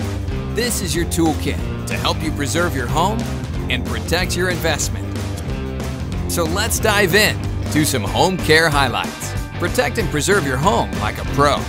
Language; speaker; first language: English; native; English